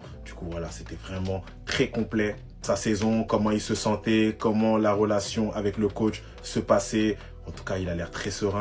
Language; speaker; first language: French; native; French